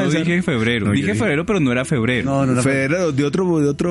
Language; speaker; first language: Spanish; native; Spanish